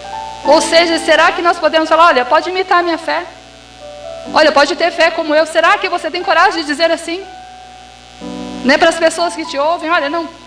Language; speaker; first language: Portuguese; native; Portuguese